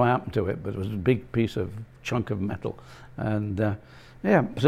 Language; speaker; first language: English; native; English